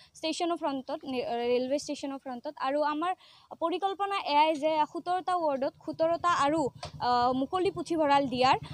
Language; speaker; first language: Assamese; native; Assamese